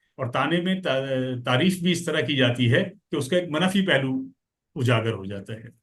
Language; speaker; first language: Urdu; native; Urdu